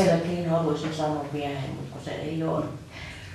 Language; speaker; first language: Finnish; native; Finnish